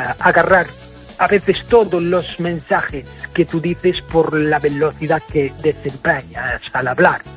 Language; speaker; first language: Spanish; non-native, fluent; English